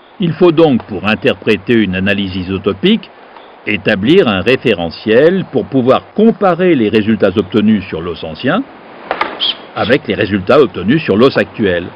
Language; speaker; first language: French; native; French